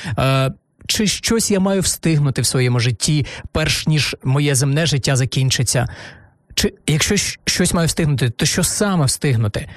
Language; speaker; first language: Ukrainian; non-native, local second language; Russian